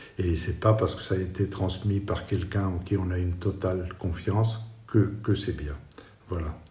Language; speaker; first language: French; non-native, fluent; Spanish